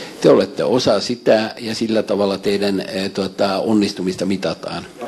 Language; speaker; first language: Finnish; native; Finnish